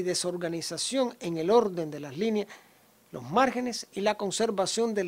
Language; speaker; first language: Spanish; native; Spanish